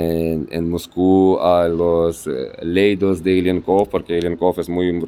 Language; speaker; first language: Spanish; non-native, fluent; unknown